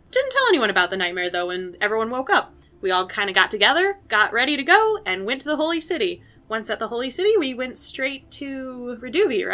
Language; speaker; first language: English; native; English